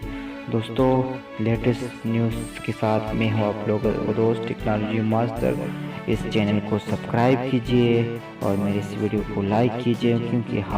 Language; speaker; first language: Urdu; non-native, local second language; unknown